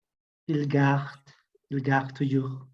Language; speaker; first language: French; non-native, learner; Spanish